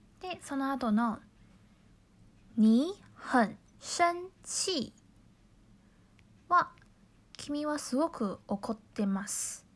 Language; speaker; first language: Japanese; non-native, fluent; Chinese